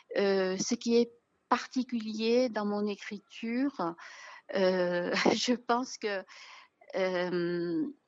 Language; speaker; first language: French; non-native, fluent; Chinese